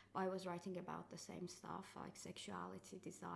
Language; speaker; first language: English; non-native, fluent; Persian